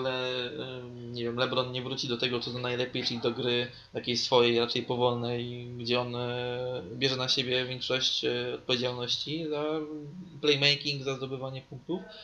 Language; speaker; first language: Polish; native; Polish